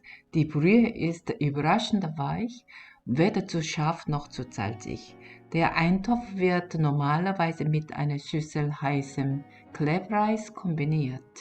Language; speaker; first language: German; non-native, fluent; Korean